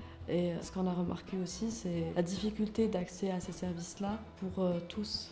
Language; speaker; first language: French; non-native, local second language; Arabic